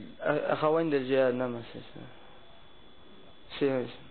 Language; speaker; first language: Spanish; non-native, learner; Arabic